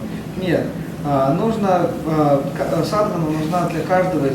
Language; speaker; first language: Russian; native; Russian